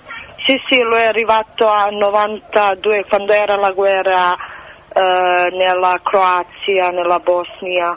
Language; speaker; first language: Italian; non-native, fluent; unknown